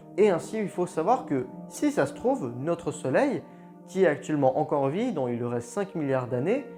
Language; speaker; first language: French; native; French